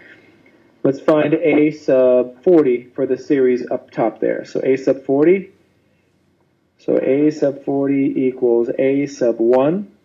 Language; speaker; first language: English; native; English